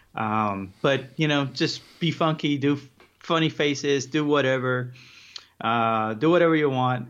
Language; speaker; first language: English; early bilingual, other home language; Spanish